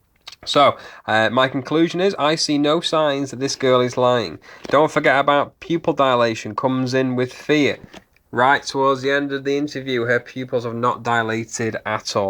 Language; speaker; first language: English; native; English